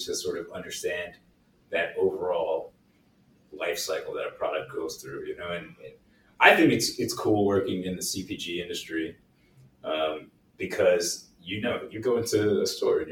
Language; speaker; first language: English; native; English